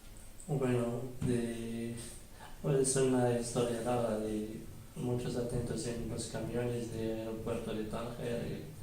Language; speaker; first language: Spanish; non-native, learner; Arabic